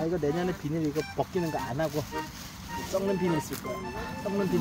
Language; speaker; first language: Korean; native; Korean